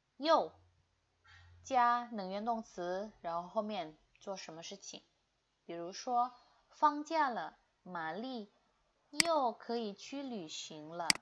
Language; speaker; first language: Chinese; non-native, fluent; Indonesian